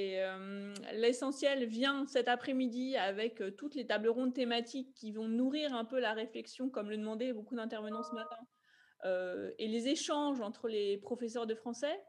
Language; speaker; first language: French; native; French